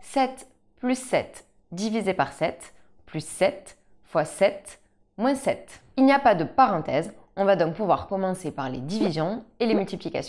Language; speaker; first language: French; native; French